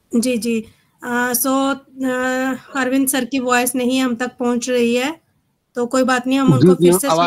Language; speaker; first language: Hindi; native; Hindi